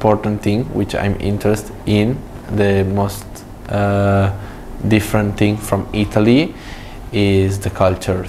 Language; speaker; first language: English; non-native, fluent; Italian